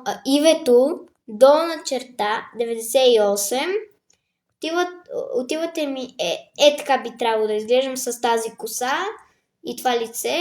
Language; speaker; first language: Bulgarian; native; Bulgarian